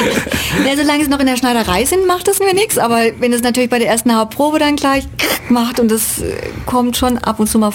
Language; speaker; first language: German; native; German